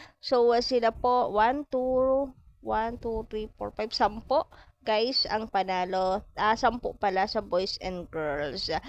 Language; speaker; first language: Filipino; non-native, local second language; Bikol